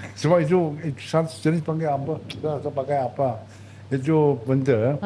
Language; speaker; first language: Malay; non-native, local second language; Chinese